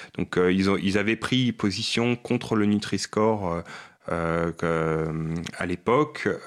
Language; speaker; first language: French; native; French